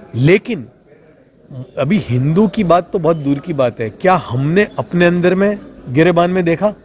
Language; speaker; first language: Hindi; non-native, local second language; Gujarati